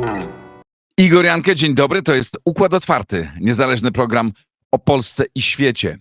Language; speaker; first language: Polish; native; Polish